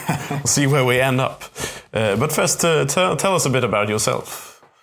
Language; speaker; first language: English; non-native, fluent; Swedish